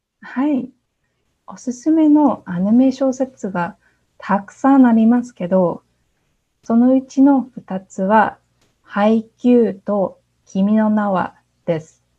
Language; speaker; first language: Japanese; non-native, fluent; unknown